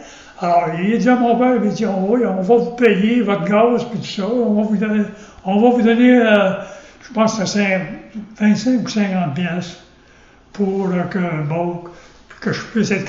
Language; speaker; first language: French; native; French